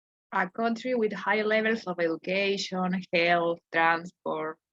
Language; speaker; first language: English; non-native, learner; Spanish